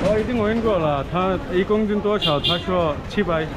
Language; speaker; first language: Chinese; non-native, learner; Bangla